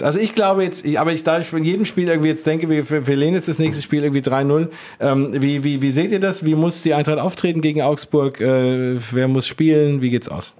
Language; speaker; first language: German; native; German